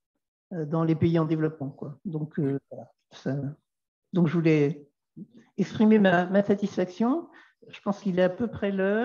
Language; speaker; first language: French; native; French